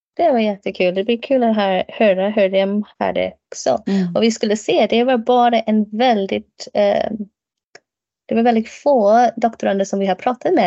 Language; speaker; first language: Swedish; non-native, fluent; English